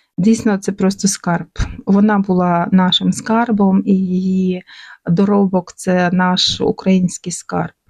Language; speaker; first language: Ukrainian; non-native, local second language; Russian